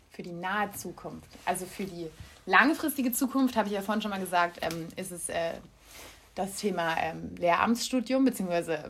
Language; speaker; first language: German; native; German